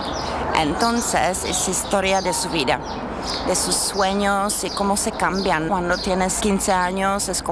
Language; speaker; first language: Spanish; non-native, learner; Czech